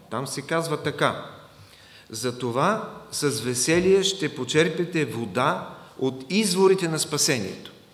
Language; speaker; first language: Bulgarian; non-native, fluent; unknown